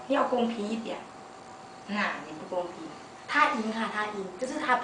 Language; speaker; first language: Chinese; non-native, learner; Thai